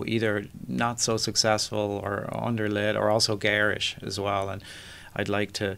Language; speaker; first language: English; native; English